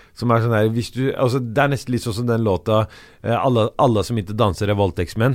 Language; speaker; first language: Norwegian; early bilingual, other home language; Arabic